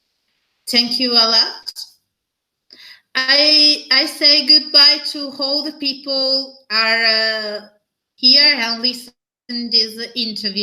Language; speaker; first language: English; non-native, learner; Italian